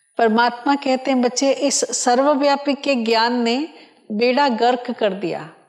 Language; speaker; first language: Hindi; non-native, local second language; Odia